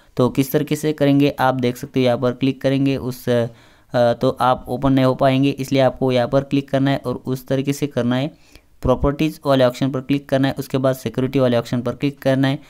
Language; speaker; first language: Hindi; non-native, local second language; Marathi